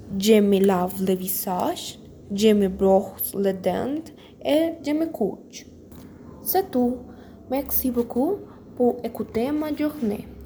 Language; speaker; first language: French; non-native, learner; Spanish